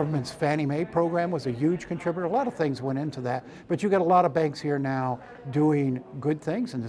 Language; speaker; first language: English; native; English